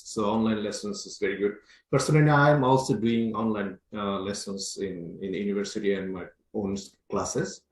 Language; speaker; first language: English; non-native, local second language; Bangla